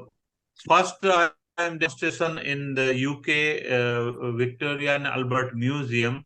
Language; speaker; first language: English; non-native, learner; Gujarati